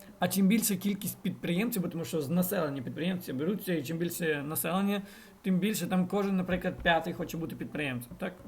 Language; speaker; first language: Ukrainian; non-native, local second language; Russian